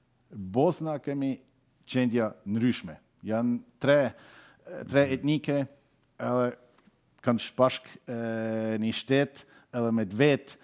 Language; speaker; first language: Albanian; non-native, fluent; German